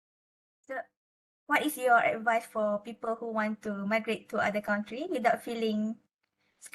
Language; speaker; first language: English; non-native, local second language; Malay